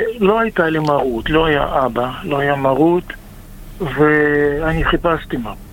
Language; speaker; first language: Hebrew; non-native, fluent; Russian